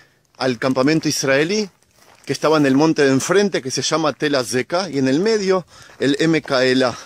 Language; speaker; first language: Spanish; native; Spanish